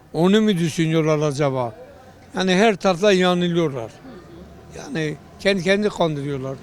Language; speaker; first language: Turkish; non-native, local second language; Kurdish